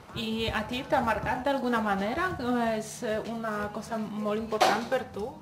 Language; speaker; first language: Catalan; native; Catalan